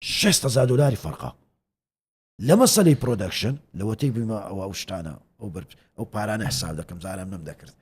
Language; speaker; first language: Central Kurdish; native; Central Kurdish